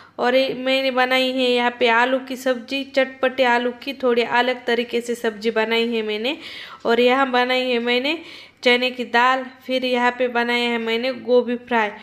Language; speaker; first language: Hindi; non-native, local second language; Marathi